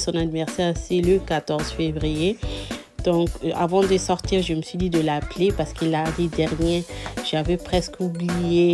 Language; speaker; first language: French; non-native, local second language; Lingala